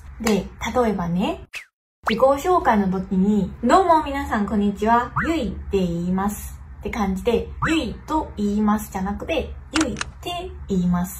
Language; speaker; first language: Japanese; non-native, fluent; Chinese